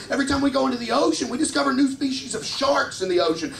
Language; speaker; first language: English; native; English